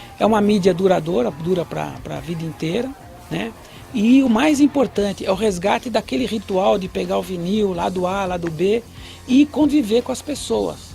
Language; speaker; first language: Portuguese; native; Portuguese